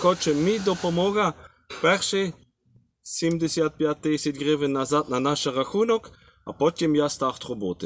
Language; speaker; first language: Ukrainian; non-native, learner; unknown